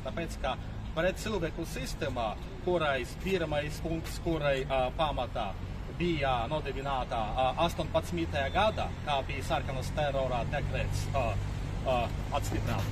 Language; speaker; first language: Latvian; non-native, fluent; Russian